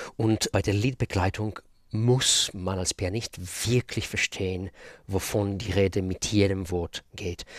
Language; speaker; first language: German; non-native, fluent; Russian